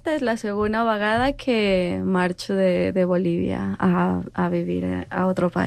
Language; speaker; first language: Catalan; non-native, learner; Spanish